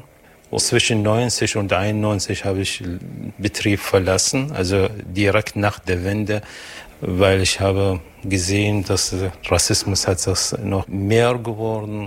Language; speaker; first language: German; non-native, fluent; Arabic